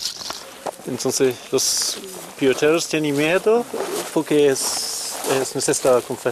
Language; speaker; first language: Spanish; non-native, learner; English